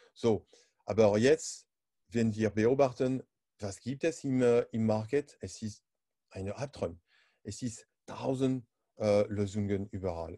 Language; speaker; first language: German; non-native, learner; French